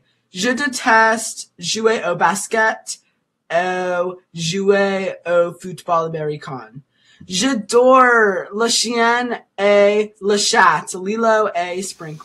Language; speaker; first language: French; non-native, learner; English